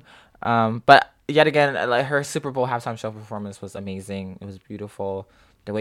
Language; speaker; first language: English; native; English